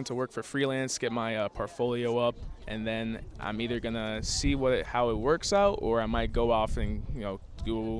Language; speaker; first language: English; native; English